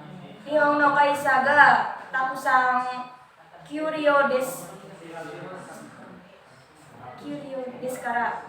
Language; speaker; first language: Japanese; non-native, learner; Indonesian